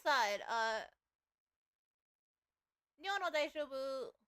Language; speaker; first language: Japanese; non-native, learner; English